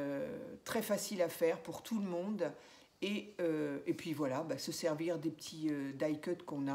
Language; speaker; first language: French; native; French